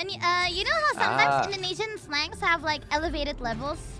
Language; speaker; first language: English; non-native, fluent; Indonesian